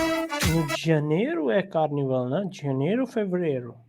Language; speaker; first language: Portuguese; non-native, learner; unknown